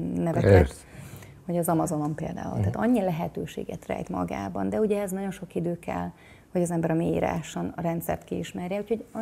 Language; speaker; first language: Hungarian; native; Hungarian